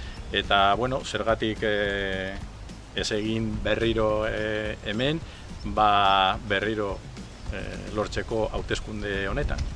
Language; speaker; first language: Basque; non-native, local second language; Spanish